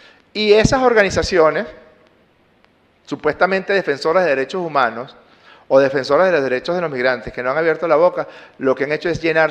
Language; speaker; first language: Spanish; native; Spanish